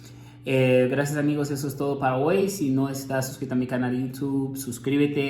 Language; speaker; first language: Spanish; non-native, fluent; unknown